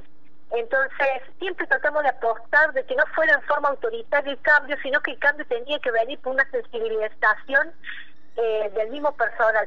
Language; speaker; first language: Spanish; native; Spanish